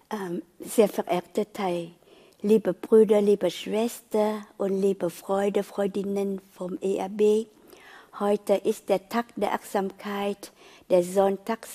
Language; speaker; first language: German; non-native, fluent; Vietnamese